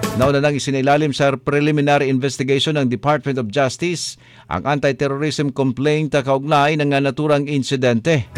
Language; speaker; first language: Filipino; non-native, local second language; Cebuano